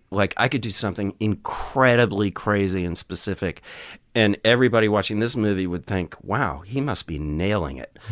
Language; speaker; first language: English; native; English